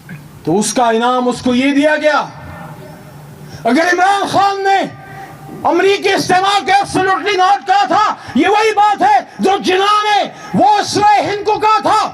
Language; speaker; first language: Urdu; native; Urdu